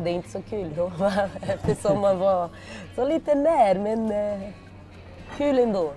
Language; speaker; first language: Swedish; non-native, learner; Portuguese